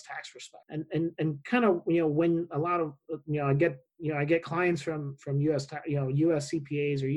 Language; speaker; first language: English; non-native, fluent; Spanish